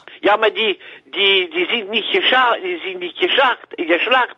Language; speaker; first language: German; non-native, learner; French